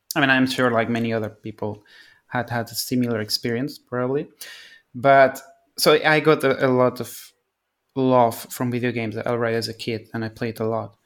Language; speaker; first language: English; non-native, fluent; Spanish